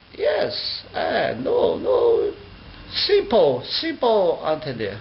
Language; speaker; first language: English; non-native, learner; Portuguese